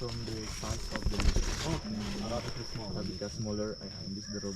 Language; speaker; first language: English; non-native, local second language; Indonesian